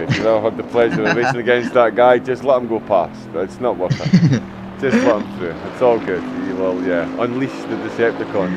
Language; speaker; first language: English; native; English